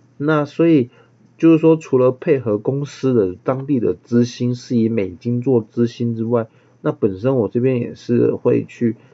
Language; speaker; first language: Chinese; native; Chinese